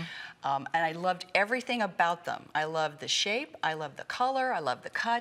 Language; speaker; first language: English; native; English